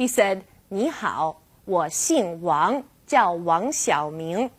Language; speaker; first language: Chinese; non-native, fluent; English